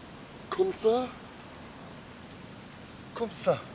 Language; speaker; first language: French; non-native, learner; Chinese